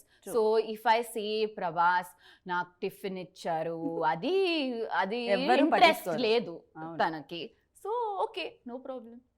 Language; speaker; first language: Telugu; non-native, learner; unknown